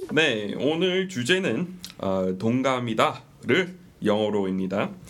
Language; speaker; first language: Korean; non-native, fluent; English